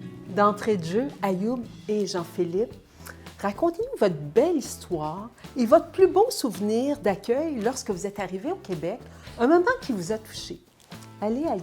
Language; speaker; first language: French; native; French